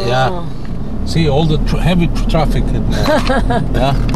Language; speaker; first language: English; non-native, learner; Spanish